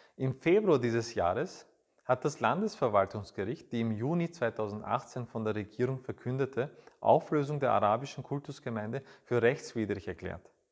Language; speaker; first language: German; early bilingual, other home language; Turkish